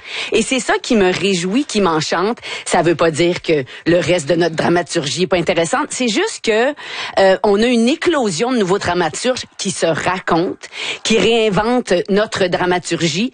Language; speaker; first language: French; native; French